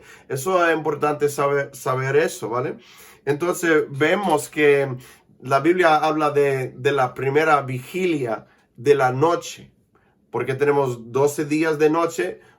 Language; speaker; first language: Spanish; non-native, fluent; English